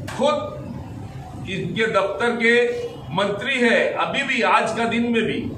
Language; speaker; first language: Hindi; non-native, local second language; Bangla